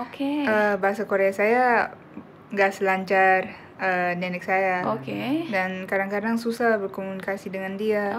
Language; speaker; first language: Indonesian; non-native, local second language; Korean